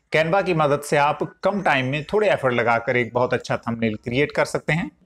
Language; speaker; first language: Hindi; native; Hindi